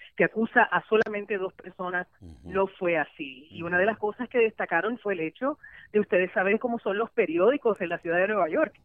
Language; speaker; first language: Spanish; native; Spanish